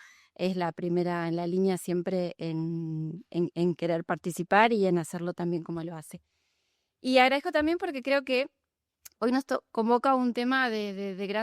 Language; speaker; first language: Spanish; native; Spanish